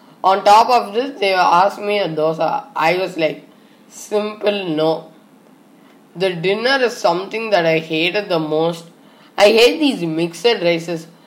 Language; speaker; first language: English; non-native, local second language; Tamil